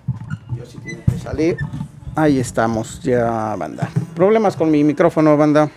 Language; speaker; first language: Spanish; native; Spanish